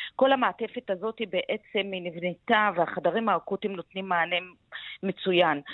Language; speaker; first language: Hebrew; non-native, local second language; Arabic